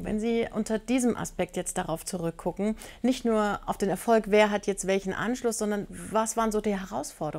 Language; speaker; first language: German; native; German